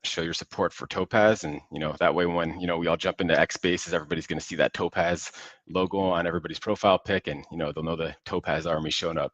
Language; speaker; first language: English; native; English